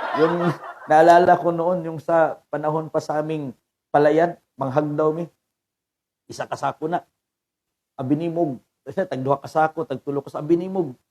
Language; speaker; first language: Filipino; non-native, local second language; Cebuano